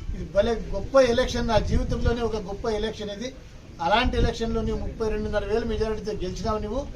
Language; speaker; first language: Telugu; native; Telugu